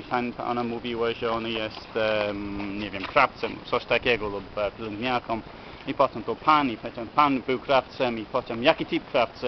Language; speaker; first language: Polish; non-native, learner; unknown